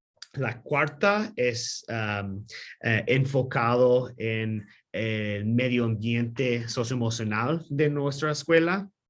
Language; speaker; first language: Spanish; non-native, learner; English